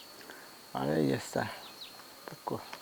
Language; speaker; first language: Spanish; non-native, local second language; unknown